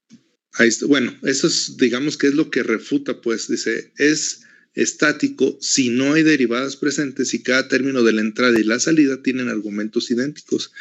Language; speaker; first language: Spanish; native; Spanish